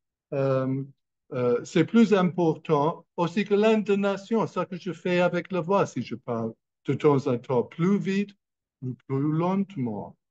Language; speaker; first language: French; non-native, fluent; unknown